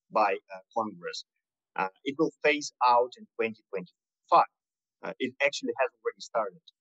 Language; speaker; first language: English; non-native, fluent; Russian